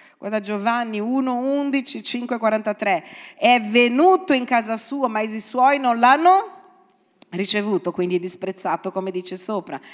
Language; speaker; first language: Italian; non-native, fluent; Portuguese